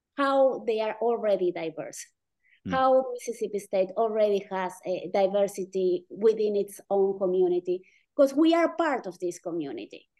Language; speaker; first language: English; non-native, fluent; Spanish